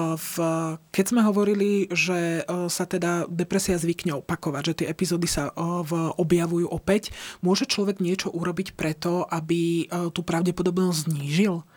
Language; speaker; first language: Slovak; native; Slovak